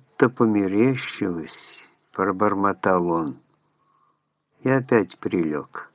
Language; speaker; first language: Russian; native; Russian